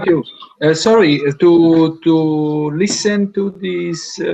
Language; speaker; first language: English; non-native, learner; Italian